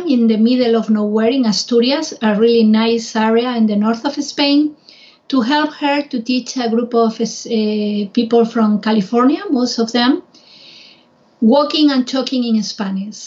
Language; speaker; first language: English; non-native, fluent; Spanish